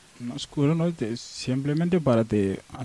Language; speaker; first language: Spanish; non-native, learner; Wolof